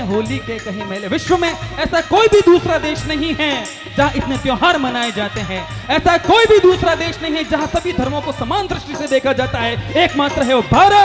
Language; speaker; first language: Hindi; native; Hindi